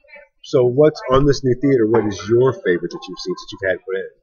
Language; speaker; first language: English; native; English